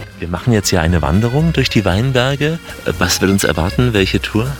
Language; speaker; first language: German; native; German